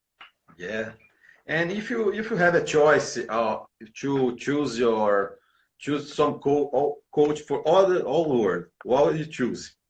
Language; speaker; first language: English; non-native, learner; Portuguese